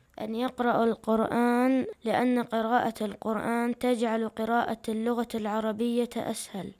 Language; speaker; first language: Arabic; early bilingual, other home language; Chechen